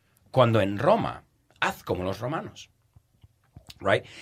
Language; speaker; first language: Spanish; non-native, fluent; English